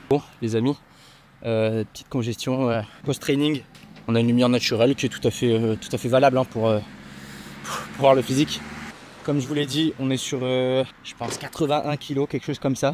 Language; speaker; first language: French; native; French